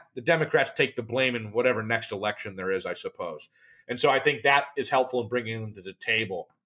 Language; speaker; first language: English; native; English